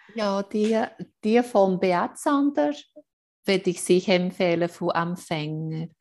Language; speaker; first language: German; non-native, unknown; Portuguese